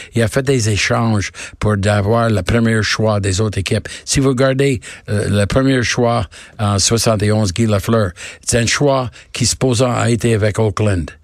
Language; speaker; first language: French; non-native, learner; English